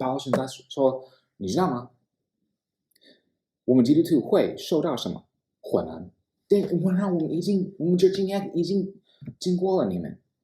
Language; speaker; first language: Chinese; non-native, fluent; English